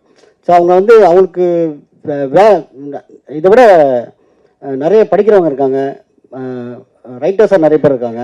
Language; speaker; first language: Tamil; native; Tamil